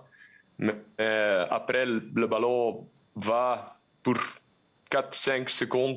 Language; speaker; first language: French; non-native, local second language; Dutch